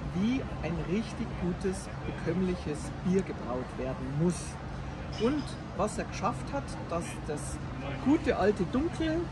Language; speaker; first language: German; native; German